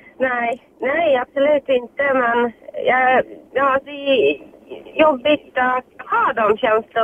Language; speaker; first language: Swedish; non-native, fluent; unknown